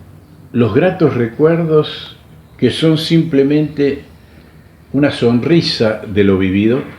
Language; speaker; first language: Spanish; native; Spanish